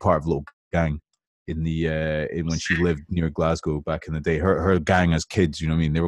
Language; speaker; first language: English; native; English